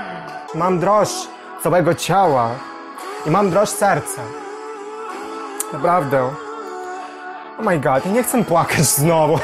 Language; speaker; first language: Polish; non-native, learner; Ukrainian